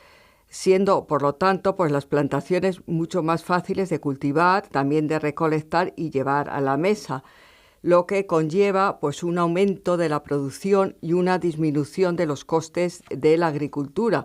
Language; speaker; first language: Spanish; native; Spanish